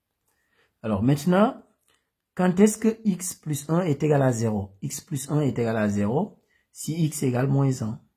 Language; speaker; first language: French; native; French